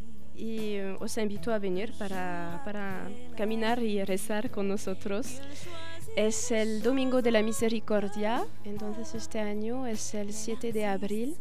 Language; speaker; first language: Spanish; non-native, fluent; French